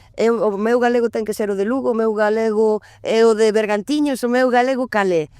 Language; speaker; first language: Galician; non-native, local second language; Spanish